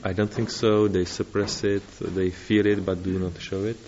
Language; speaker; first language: English; non-native, learner; Czech